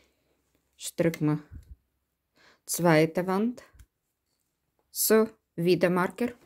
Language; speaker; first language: German; non-native, learner; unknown